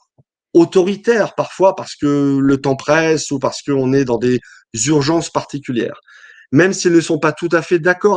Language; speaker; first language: French; native; French